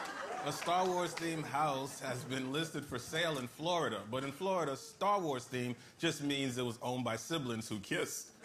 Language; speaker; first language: English; native; English